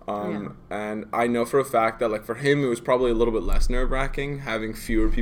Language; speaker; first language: English; native; English